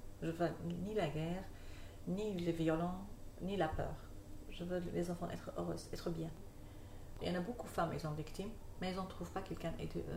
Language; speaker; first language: French; non-native, learner; Arabic